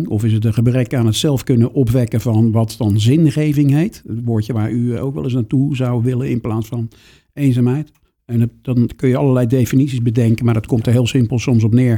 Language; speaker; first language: Dutch; native; Dutch